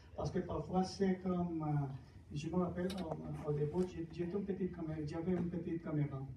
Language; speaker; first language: French; non-native, fluent; Spanish